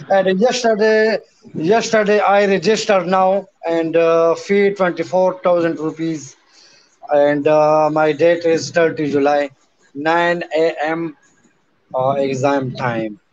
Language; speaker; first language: English; non-native, learner; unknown